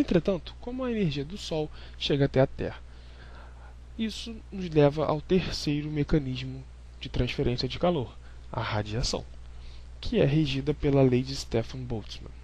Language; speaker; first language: Portuguese; native; Portuguese